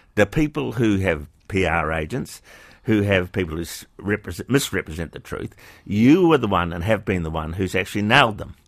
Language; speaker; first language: English; native; English